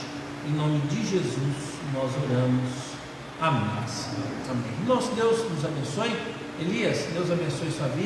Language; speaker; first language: Portuguese; native; Portuguese